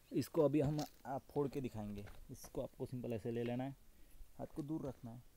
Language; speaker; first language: Hindi; non-native, local second language; Marathi